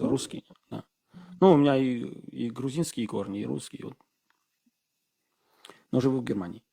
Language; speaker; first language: Russian; non-native, fluent; Armenian